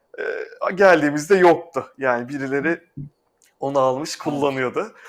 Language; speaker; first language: Turkish; native; Turkish